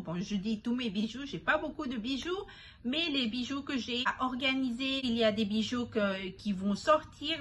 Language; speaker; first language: French; non-native, fluent; Spanish